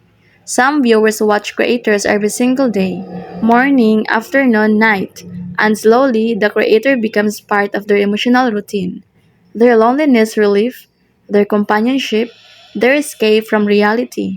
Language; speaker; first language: English; non-native, local second language; Filipino